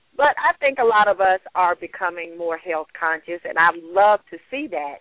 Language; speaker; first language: English; native; English